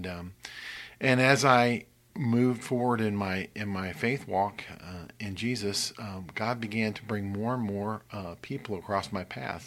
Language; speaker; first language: English; native; English